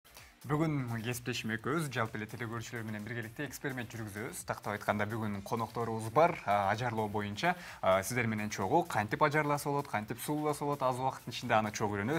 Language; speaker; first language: Kyrgyz; native; Kyrgyz